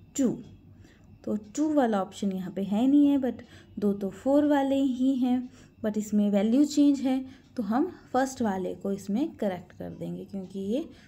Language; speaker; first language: Hindi; native; Hindi